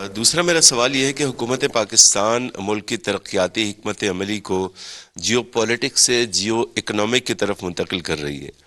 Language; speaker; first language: Urdu; non-native, fluent; Chinese